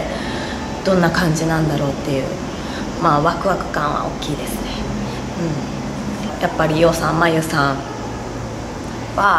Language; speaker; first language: Japanese; native; Japanese